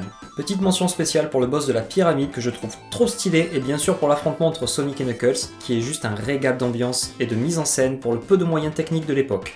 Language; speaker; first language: French; native; French